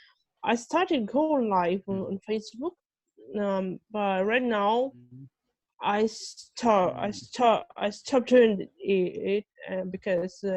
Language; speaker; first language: English; non-native, fluent; Russian